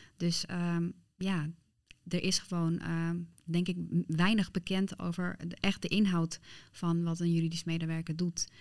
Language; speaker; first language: Dutch; early bilingual, other home language; Persian